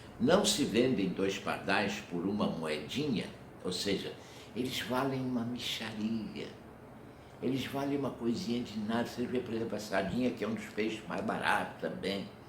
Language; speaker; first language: Portuguese; native; Portuguese